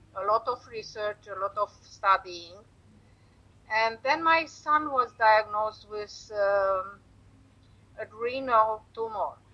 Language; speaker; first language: English; non-native, fluent; Romanian